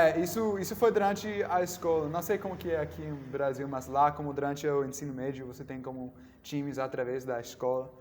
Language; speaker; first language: Portuguese; non-native, learner; English